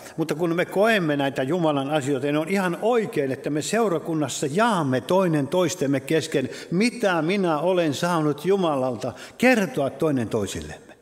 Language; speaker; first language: Finnish; native; Finnish